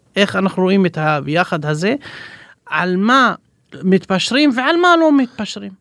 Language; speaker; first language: Hebrew; non-native, local second language; Arabic